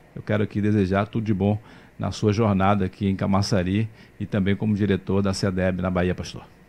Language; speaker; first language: Portuguese; native; Portuguese